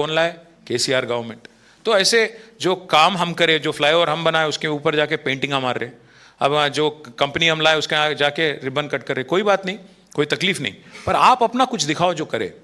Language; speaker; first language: Hindi; non-native, local second language; Telugu